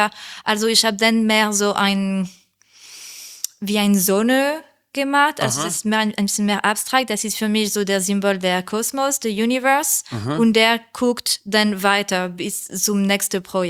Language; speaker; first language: German; non-native, learner; French